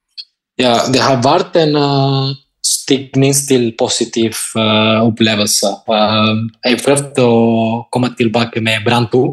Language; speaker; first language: Norwegian; non-native, fluent; Spanish